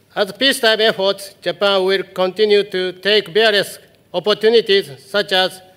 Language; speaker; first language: English; non-native, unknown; Japanese